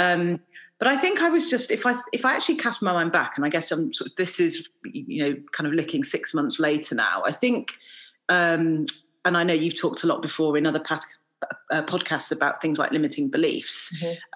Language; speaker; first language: English; native; English